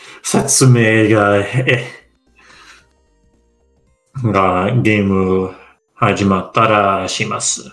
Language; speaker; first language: Japanese; non-native, learner; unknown